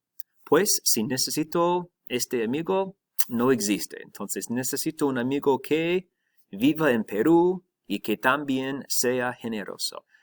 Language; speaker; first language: Spanish; non-native, fluent; English